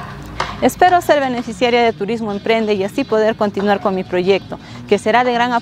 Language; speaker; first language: Spanish; native; Spanish